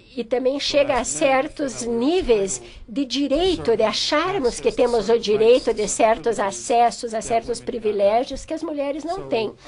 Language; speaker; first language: Portuguese; non-native, fluent; English